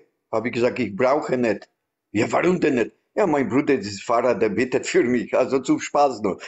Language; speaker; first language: German; non-native, learner; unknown